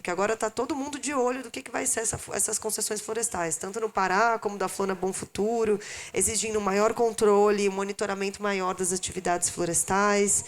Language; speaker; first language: Portuguese; native; Portuguese